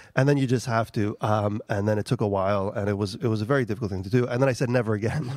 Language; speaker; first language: English; early bilingual, other home language; Albanian